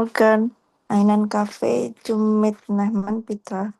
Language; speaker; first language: German; non-native, learner; Indonesian